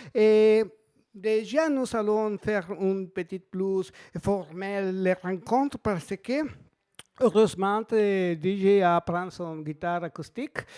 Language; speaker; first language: French; non-native, learner; Spanish